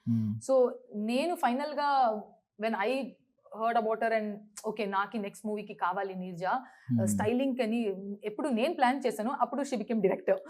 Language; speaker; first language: Telugu; non-native, learner; Kannada